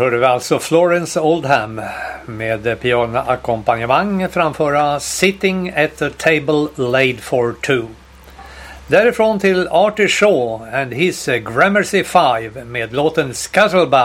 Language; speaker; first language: Swedish; native; Swedish